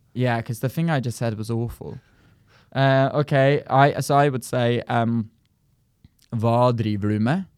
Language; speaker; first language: English; non-native, fluent; Norwegian